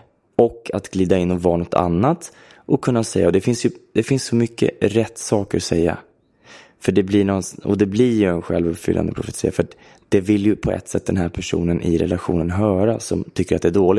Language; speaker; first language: Swedish; native; Swedish